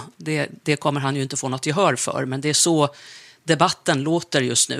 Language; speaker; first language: Swedish; native; Swedish